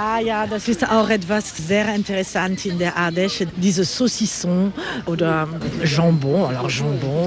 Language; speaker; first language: German; non-native, fluent; French